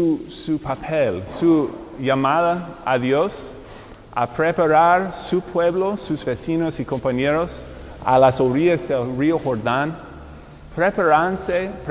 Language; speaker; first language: Spanish; non-native, fluent; English